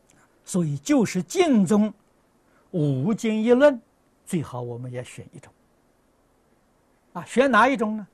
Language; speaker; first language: Chinese; native; Chinese